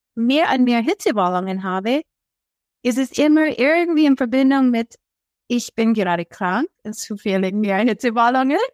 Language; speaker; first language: German; non-native, fluent; English